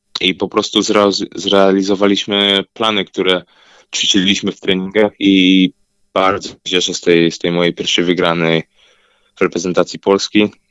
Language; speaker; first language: Polish; early bilingual, heritage; Polish